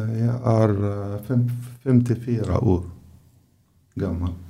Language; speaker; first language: Swedish; non-native, learner; Arabic